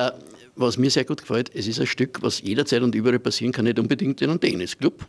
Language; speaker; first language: German; native; German